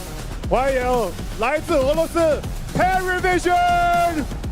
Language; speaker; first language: Chinese; native; Chinese